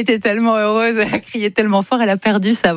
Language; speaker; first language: French; native; French